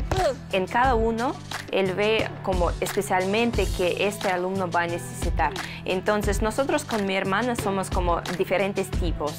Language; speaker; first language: Spanish; non-native, fluent; Russian